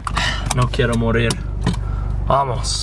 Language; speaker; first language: Spanish; non-native, fluent; English